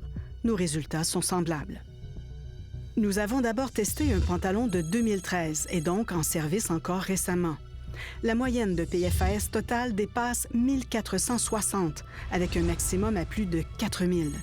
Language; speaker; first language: French; native; French